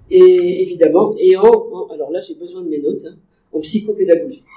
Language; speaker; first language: French; native; French